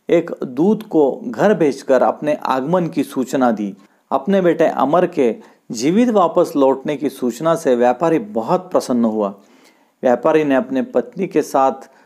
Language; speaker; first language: Hindi; non-native, local second language; Marathi